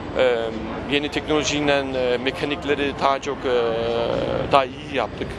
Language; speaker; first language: Turkish; early bilingual, heritage; Turkish